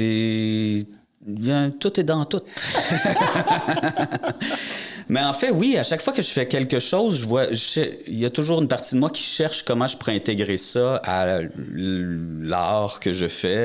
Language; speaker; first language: French; native; French